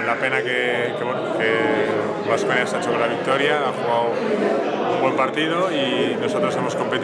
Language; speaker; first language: Spanish; native; Spanish